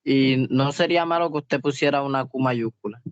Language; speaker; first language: Spanish; native; Spanish